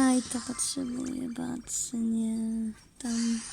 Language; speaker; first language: Polish; native; Polish